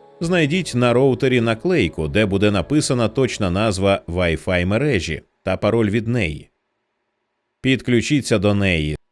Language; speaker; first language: Ukrainian; native; Ukrainian